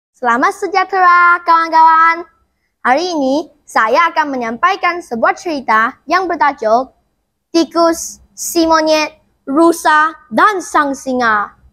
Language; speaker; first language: Malay; non-native, local second language; Chinese